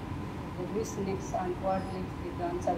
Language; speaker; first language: German; non-native, learner; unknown